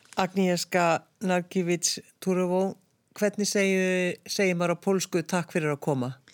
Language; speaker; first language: Icelandic; native; Icelandic